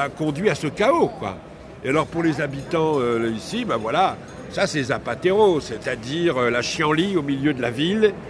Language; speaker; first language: French; native; French